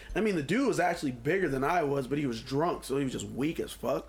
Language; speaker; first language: English; native; English